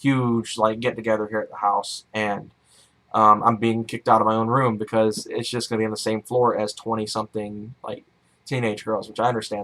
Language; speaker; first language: English; native; English